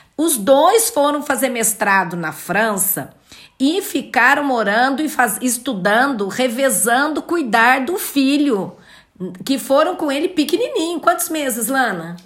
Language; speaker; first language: Portuguese; native; Portuguese